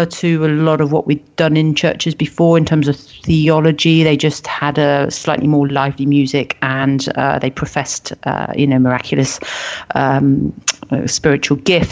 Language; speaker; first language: English; native; English